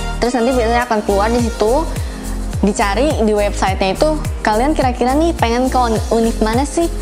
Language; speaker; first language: Indonesian; native; Indonesian